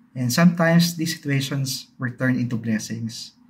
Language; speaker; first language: English; non-native, local second language; Bikol